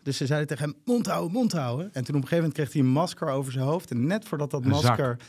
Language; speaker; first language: Dutch; native; Dutch